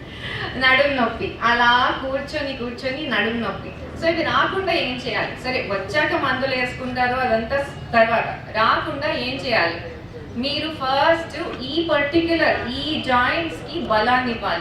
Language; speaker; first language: Telugu; native; Telugu